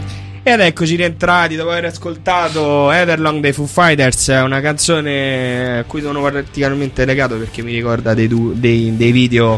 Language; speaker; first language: Italian; native; Italian